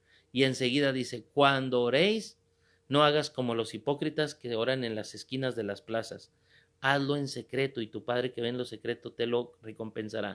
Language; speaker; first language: Spanish; native; Spanish